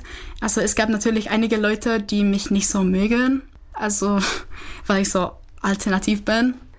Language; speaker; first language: German; non-native, fluent; Czech